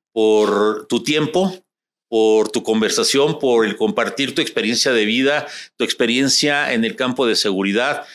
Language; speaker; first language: Spanish; native; Spanish